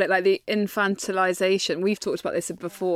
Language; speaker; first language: English; native; English